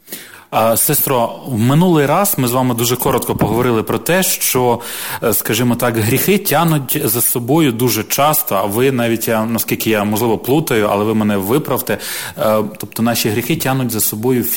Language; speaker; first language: Ukrainian; native; Ukrainian